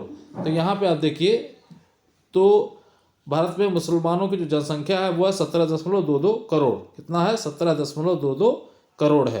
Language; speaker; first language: Hindi; native; Hindi